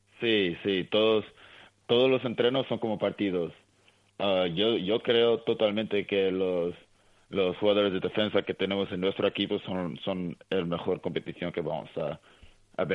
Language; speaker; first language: Spanish; early bilingual, heritage; Spanish